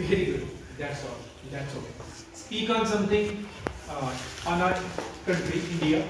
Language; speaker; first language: English; non-native, local second language; Hindi